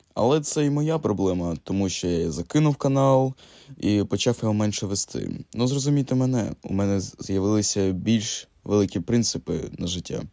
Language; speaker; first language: Ukrainian; native; Ukrainian